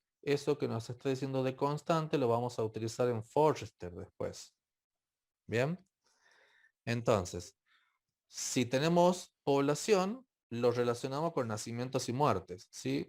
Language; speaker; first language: Spanish; native; Spanish